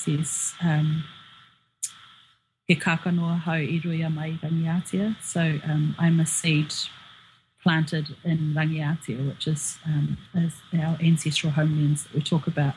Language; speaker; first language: English; native; English